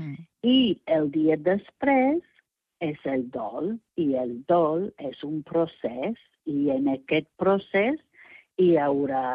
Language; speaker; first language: Catalan; non-native, fluent; English